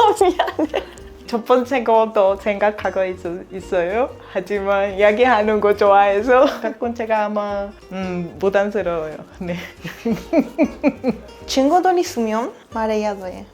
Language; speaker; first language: Korean; non-native, learner; Spanish